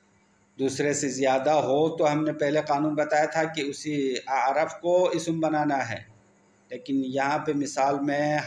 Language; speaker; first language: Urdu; non-native, local second language; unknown